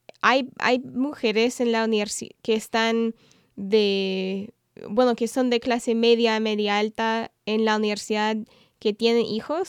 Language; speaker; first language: Spanish; non-native, fluent; English